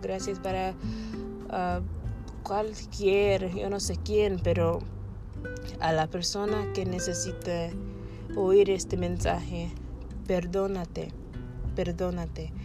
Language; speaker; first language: Spanish; non-native, learner; English